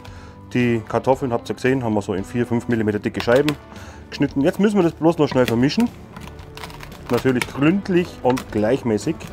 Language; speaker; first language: German; native; German